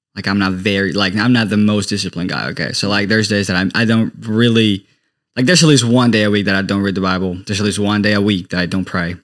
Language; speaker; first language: English; non-native, fluent; Spanish